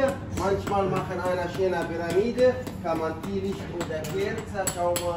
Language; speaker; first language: German; non-native, learner; Arabic